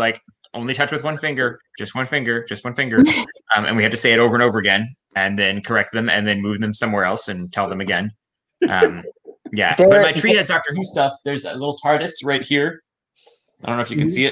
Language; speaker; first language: English; native; English